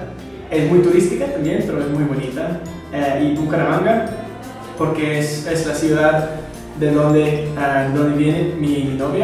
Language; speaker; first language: Spanish; non-native, fluent; English